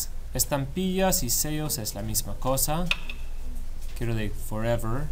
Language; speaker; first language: Spanish; non-native, fluent; English